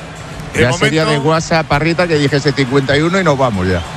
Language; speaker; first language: Spanish; native; Spanish